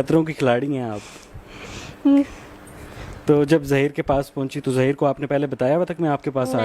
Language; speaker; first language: Urdu; native; Urdu